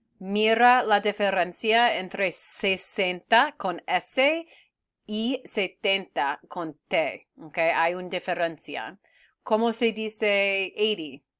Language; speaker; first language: Spanish; non-native, fluent; English